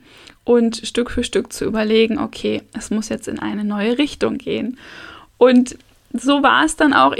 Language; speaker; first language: German; native; German